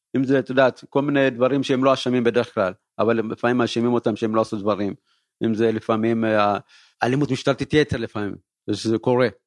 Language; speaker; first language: Hebrew; early bilingual, other home language; Amharic